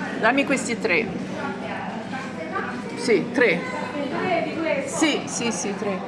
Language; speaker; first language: Italian; non-native, learner; Ukrainian